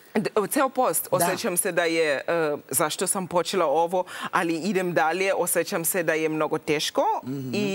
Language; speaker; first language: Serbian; non-native, learner; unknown